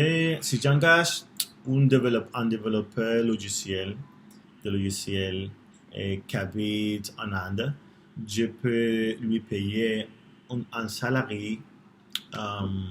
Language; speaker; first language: French; non-native, learner; Spanish